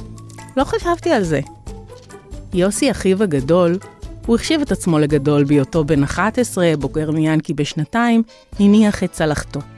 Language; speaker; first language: Hebrew; native; Hebrew